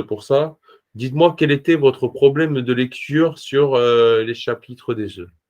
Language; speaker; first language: French; native; French